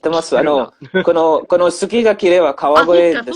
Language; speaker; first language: Japanese; non-native, learner; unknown